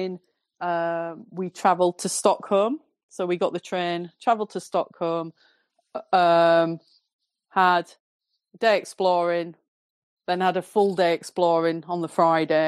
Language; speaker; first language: English; native; English